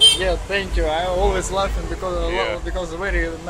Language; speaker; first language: English; non-native, learner; Russian